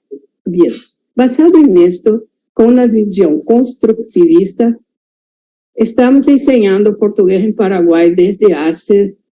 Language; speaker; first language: Spanish; non-native, fluent; Portuguese